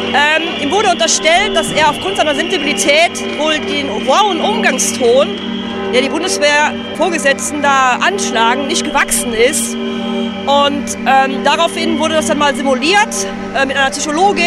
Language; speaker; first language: German; native; German